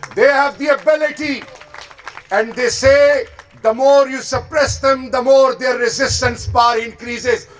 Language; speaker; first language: English; non-native, local second language; Urdu